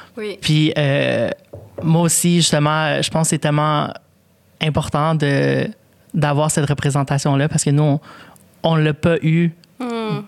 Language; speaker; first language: French; early bilingual, other home language; Spanish